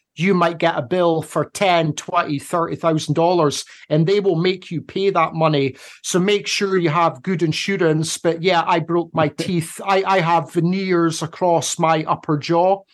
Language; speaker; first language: English; native; English